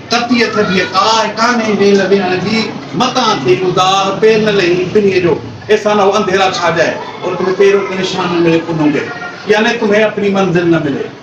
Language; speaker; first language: Urdu; non-native, local second language; Sindhi